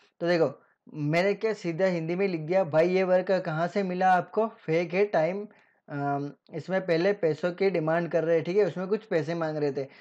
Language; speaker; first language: Hindi; native; Hindi